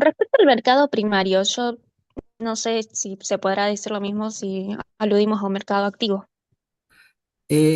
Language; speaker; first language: Spanish; native; Spanish